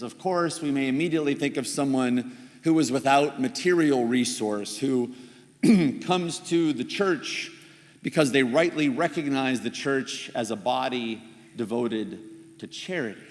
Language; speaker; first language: English; native; English